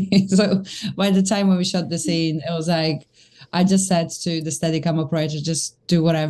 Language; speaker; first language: English; native; English